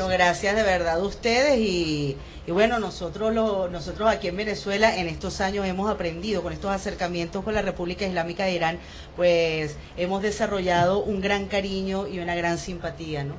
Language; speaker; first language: Spanish; native; Spanish